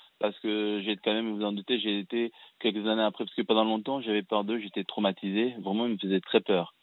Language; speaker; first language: French; early bilingual, other home language; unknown